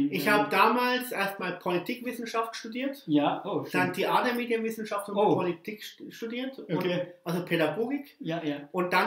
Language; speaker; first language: German; early bilingual, other home language; English